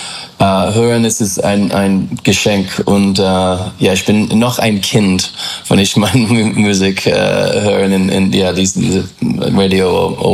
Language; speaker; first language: German; non-native, learner; English